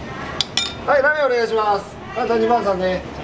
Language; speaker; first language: Japanese; native; Japanese